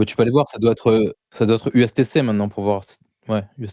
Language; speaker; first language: French; native; French